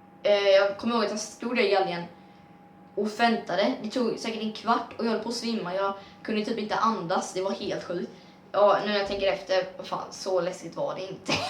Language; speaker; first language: Swedish; native; Swedish